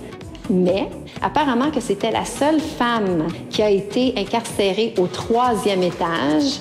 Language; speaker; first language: French; native; French